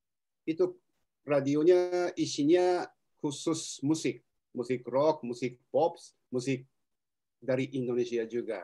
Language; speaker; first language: Indonesian; non-native, fluent; Japanese